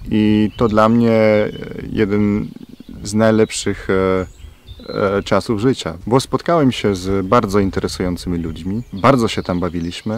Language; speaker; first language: Polish; non-native, fluent; Slovenian